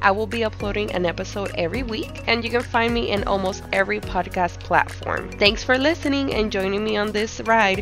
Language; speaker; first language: English; non-native, local second language; Spanish